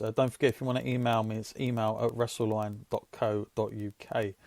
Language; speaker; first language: English; native; English